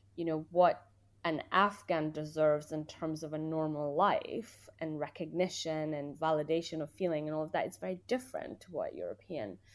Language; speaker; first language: English; early bilingual, other home language; Persian